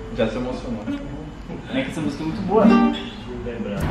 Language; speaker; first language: Portuguese; non-native, learner; English